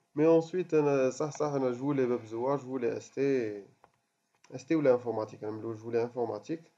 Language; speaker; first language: French; non-native, local second language; Arabic